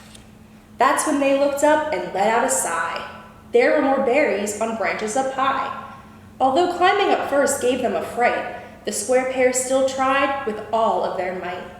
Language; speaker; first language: English; native; English